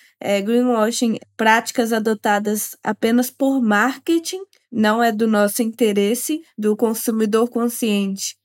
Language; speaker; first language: Portuguese; native; Portuguese